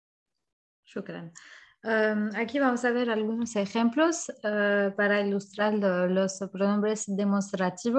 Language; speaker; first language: Spanish; non-native, fluent; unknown